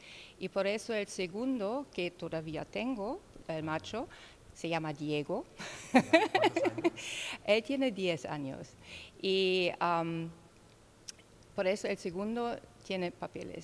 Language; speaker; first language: Spanish; non-native, learner; German